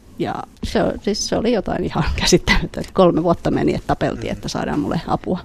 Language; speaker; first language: Finnish; early bilingual, other home language; Khmer